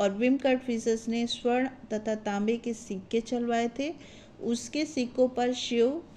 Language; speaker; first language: Hindi; native; Hindi